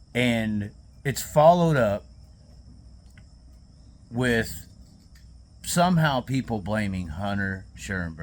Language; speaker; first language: English; native; English